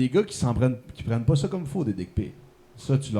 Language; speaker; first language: French; native; French